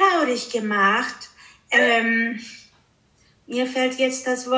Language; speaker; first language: German; early bilingual, other home language; Greek